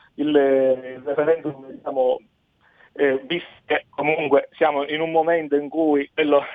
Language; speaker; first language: Italian; native; Italian